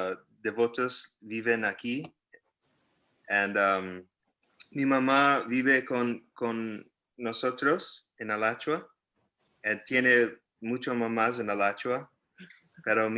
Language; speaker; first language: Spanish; early bilingual, heritage; English